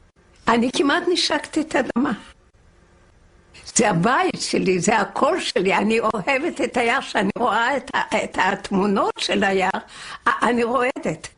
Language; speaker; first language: Hebrew; non-native, fluent; Yiddish